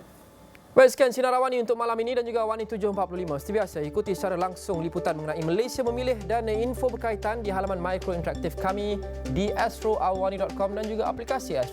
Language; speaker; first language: Malay; native; Malay